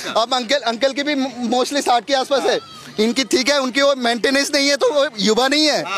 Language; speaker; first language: Hindi; non-native, local second language; Bangla